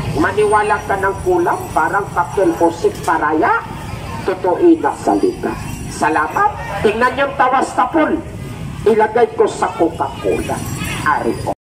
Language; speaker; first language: Filipino; non-native, local second language; Cebuano